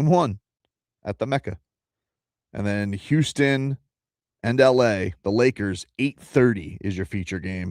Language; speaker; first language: English; native; English